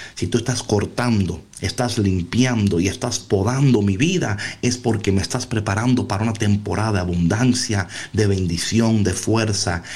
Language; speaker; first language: Spanish; early bilingual, heritage; Spanish